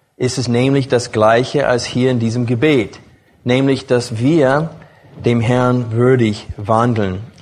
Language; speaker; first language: German; non-native, fluent; English